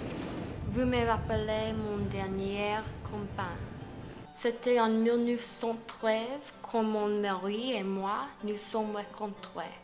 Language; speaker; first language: French; non-native, learner; English